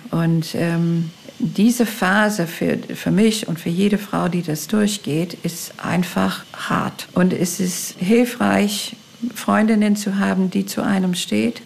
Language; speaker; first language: German; non-native, fluent; English